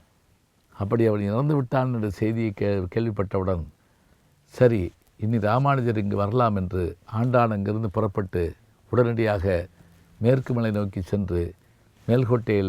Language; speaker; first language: Tamil; native; Tamil